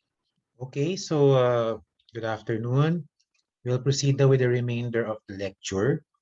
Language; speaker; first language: English; non-native, local second language; Filipino